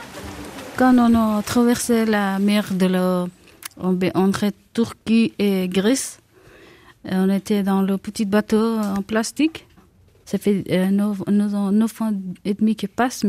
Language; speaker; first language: French; non-native, learner; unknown